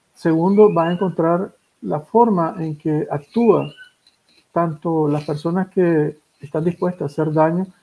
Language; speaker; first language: Spanish; native; Spanish